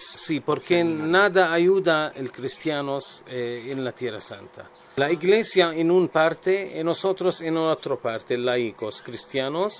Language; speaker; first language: Spanish; non-native, learner; Arabic